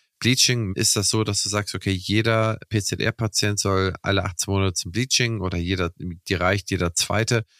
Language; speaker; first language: German; native; German